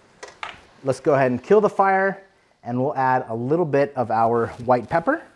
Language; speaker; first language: English; native; English